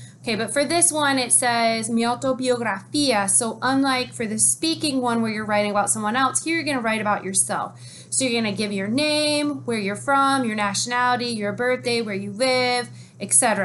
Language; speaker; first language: English; native; English